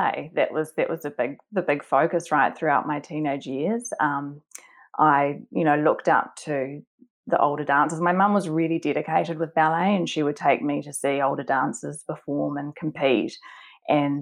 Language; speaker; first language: English; native; English